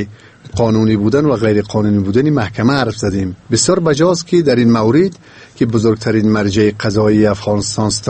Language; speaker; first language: Persian; native; Persian